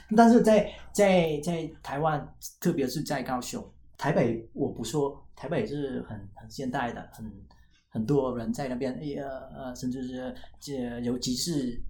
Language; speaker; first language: Chinese; non-native, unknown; Vietnamese